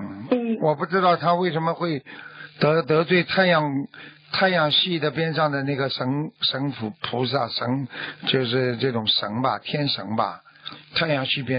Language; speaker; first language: Chinese; native; Chinese